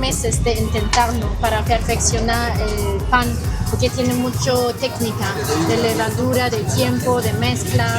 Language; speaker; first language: Spanish; non-native, learner; Chinese